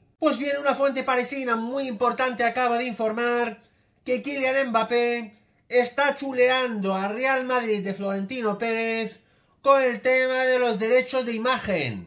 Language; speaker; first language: Spanish; native; Spanish